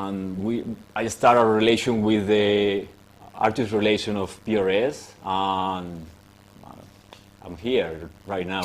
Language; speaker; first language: English; non-native, fluent; Spanish